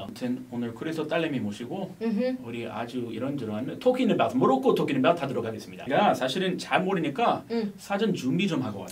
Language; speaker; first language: Korean; non-native, fluent; English